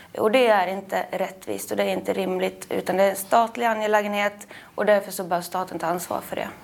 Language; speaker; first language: Swedish; native; Swedish